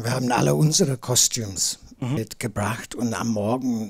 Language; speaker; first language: German; non-native, learner; English